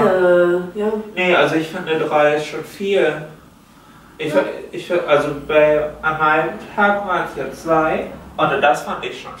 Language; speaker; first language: German; native; German